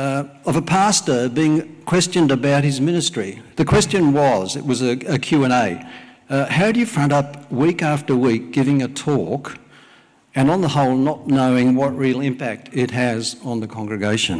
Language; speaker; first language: English; early bilingual, other home language; Welsh